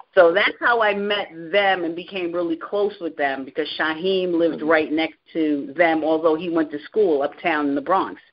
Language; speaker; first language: English; native; English